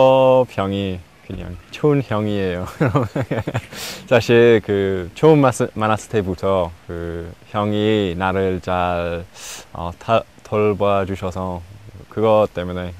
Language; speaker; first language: Korean; non-native, learner; English